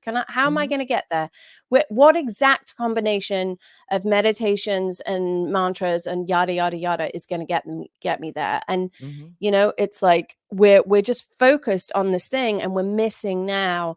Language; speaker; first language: English; native; English